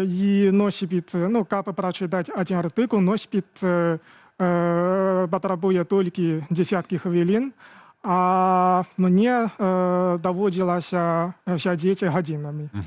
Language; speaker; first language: Belarusian; non-native, fluent; Chinese